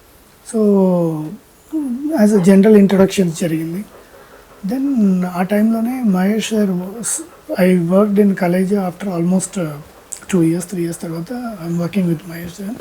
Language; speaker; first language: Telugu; non-native, fluent; Tamil